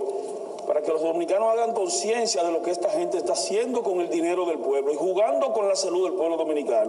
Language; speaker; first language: Spanish; native; Spanish